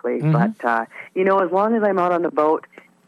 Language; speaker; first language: English; native; English